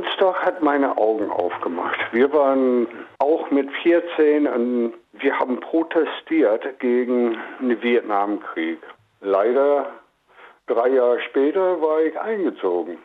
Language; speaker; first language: German; non-native, fluent; English